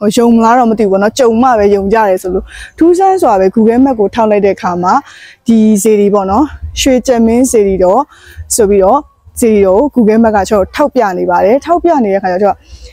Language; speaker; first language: Burmese; native; Burmese